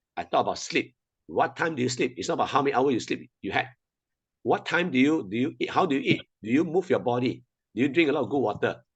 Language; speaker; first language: English; non-native, local second language; Chinese